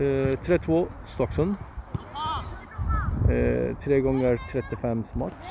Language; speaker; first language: Swedish; non-native, fluent; Turkish